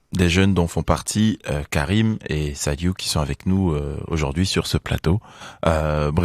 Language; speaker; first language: French; native; French